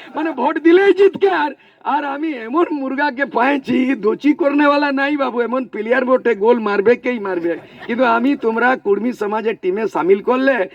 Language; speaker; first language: Bangla; non-native, local second language; Santali